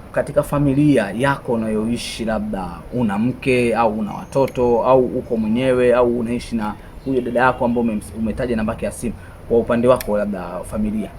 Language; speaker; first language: Swahili; native; Swahili